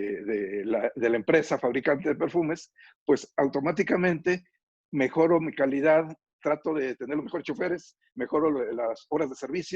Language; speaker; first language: Spanish; native; Spanish